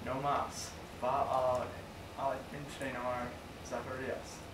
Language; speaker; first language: Spanish; non-native, learner; English